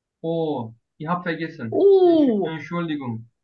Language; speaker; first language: German; non-native, learner; Turkish